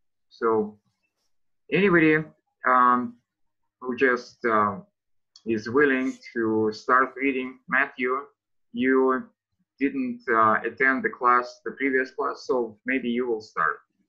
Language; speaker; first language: English; non-native, fluent; Russian